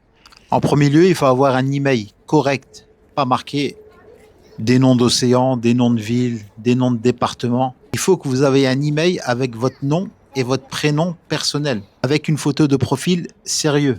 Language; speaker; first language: French; native; French